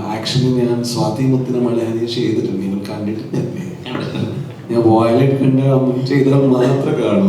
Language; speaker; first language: Malayalam; non-native, learner; Kannada